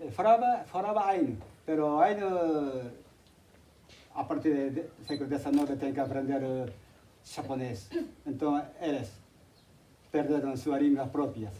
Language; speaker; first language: Spanish; non-native, fluent; Japanese